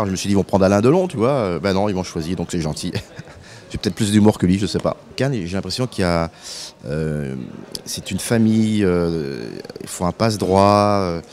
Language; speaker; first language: French; native; French